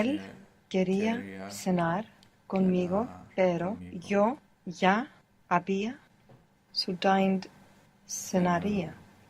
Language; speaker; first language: Spanish; non-native, learner; English